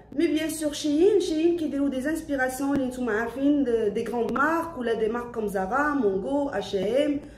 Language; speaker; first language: French; non-native, local second language; Arabic